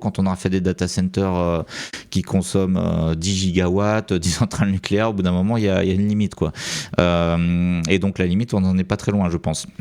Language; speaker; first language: French; native; French